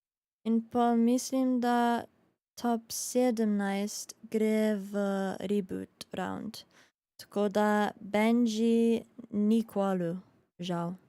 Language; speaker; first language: Slovenian; early bilingual, heritage; Slovenian